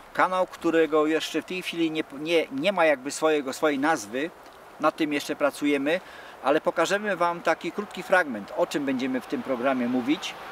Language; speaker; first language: Polish; native; Polish